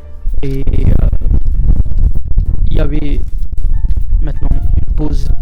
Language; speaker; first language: French; non-native, fluent; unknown